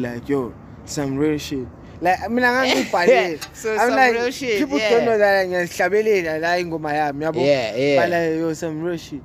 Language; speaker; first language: English; non-native, local second language; North Ndebele